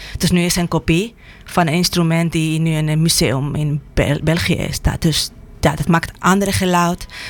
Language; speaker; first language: Dutch; non-native, fluent; Spanish